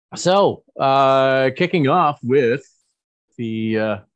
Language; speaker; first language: English; native; English